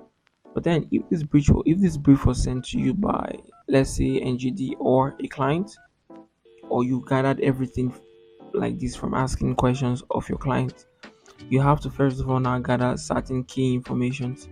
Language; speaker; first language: English; non-native, local second language; Yoruba